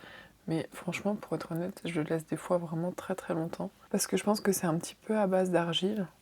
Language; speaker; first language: French; native; French